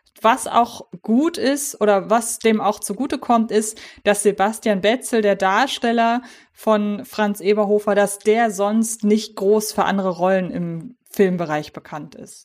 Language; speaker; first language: German; native; German